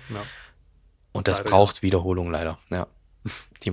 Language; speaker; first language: German; native; German